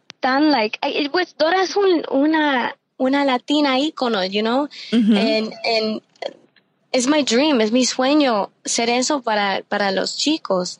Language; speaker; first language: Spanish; early bilingual, heritage; Spanish